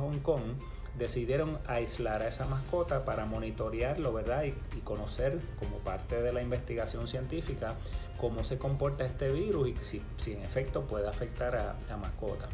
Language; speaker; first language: Spanish; native; Spanish